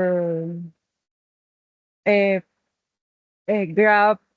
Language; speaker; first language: English; non-native, learner; Spanish